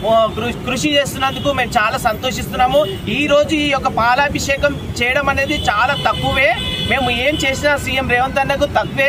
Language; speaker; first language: Telugu; native; Telugu